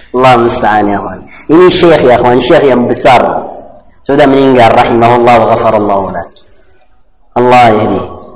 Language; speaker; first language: Malay; non-native, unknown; Arabic